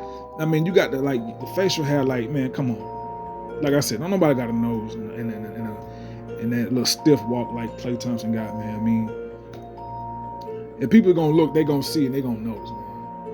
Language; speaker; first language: English; native; English